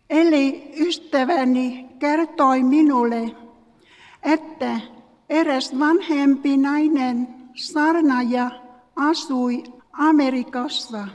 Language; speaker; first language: Finnish; non-native, learner; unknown